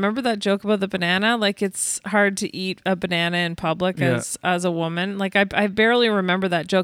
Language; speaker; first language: English; native; English